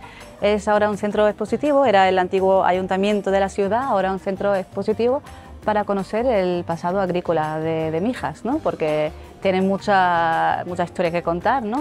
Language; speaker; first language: Spanish; native; Spanish